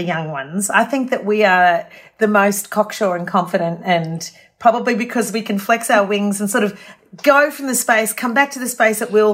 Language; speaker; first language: English; native; English